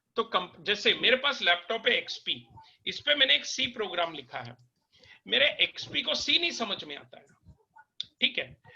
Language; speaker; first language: Hindi; native; Hindi